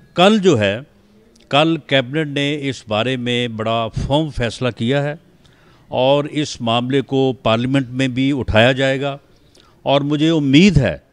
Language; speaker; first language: Urdu; non-native, local second language; Punjabi